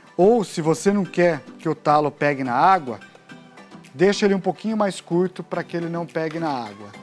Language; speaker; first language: Portuguese; native; Portuguese